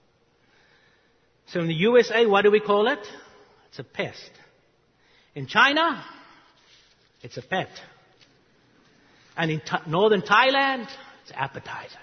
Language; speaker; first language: English; non-native, local second language; Afrikaans